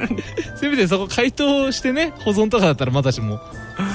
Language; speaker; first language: Japanese; native; Japanese